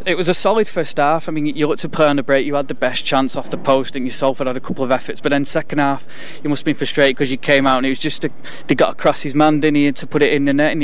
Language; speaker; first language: English; native; English